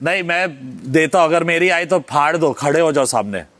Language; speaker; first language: Hindi; native; Hindi